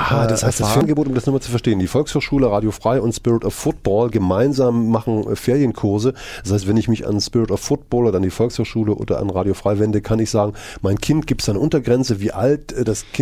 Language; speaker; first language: German; native; German